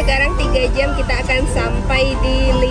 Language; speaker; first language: Indonesian; native; Indonesian